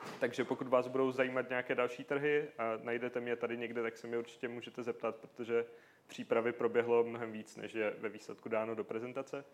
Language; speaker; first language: Czech; native; Czech